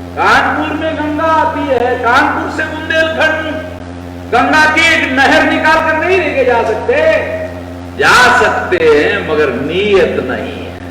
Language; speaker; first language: Hindi; non-native, local second language; Marathi